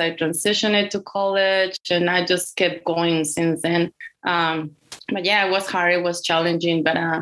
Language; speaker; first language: English; non-native, fluent; Spanish